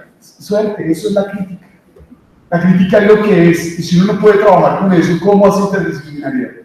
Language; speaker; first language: Spanish; native; Spanish